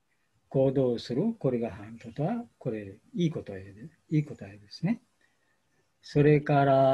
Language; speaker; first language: Japanese; non-native, learner; Bangla